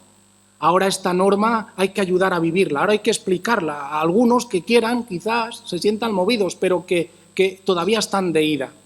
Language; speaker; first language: Spanish; native; Spanish